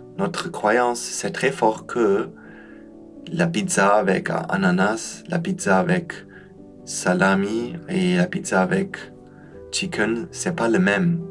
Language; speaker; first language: French; non-native, learner; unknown